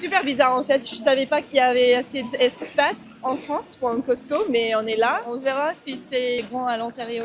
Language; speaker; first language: French; non-native, fluent; English